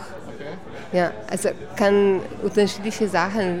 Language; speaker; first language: German; non-native, learner; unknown